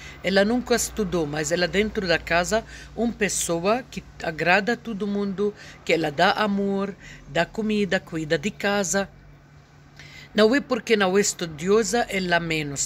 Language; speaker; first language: Portuguese; non-native, fluent; Arabic